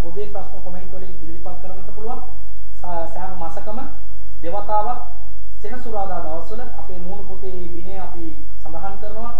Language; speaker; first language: Sinhala; non-native, local second language; Tamil